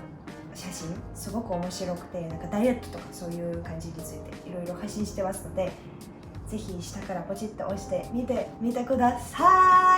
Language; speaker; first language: Japanese; non-native, fluent; Russian